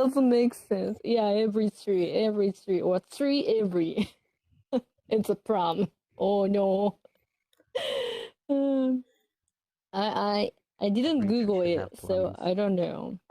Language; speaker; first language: English; non-native, learner; Japanese